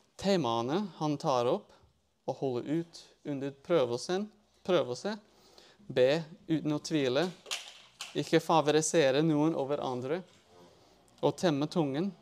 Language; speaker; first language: Norwegian; non-native, fluent; English